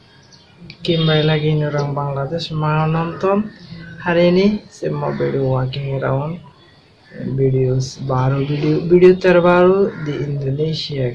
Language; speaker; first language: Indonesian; non-native, learner; Bangla